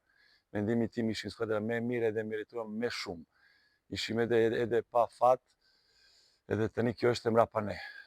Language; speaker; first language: Albanian; non-native, learner; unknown